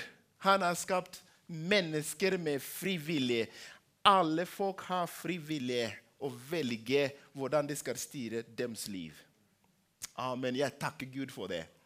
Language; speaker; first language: Swedish; non-native, learner; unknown